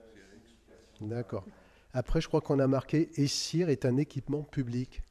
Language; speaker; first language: French; native; French